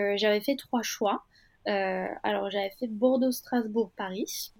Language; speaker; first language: French; non-native, fluent; Turkish